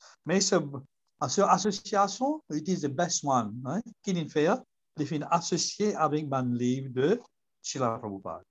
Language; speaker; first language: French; non-native, learner; Morisyen